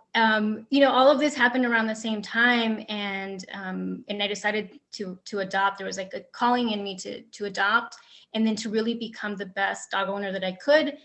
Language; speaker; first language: English; early bilingual, other home language; Spanish